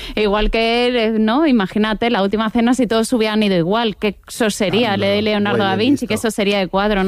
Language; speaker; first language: Spanish; native; Spanish